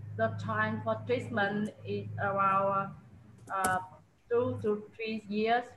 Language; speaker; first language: English; non-native, learner; Vietnamese